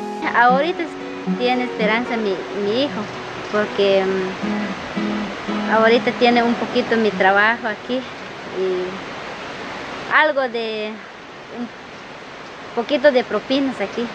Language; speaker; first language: Spanish; non-native, local second language; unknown